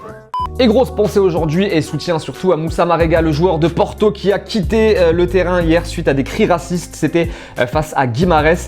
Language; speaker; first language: French; native; French